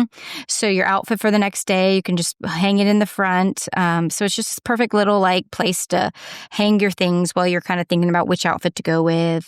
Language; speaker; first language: English; native; English